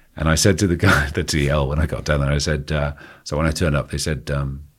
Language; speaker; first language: English; native; English